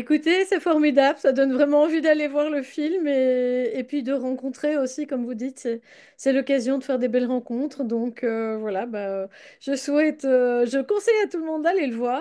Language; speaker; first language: French; native; French